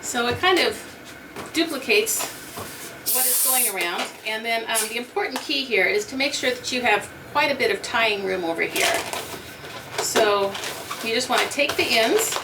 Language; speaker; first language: English; native; English